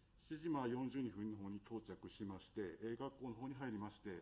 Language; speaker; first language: Japanese; native; Japanese